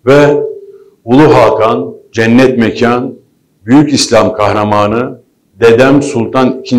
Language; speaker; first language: Turkish; native; Turkish